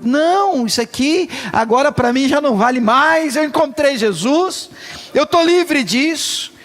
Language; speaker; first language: Portuguese; native; Portuguese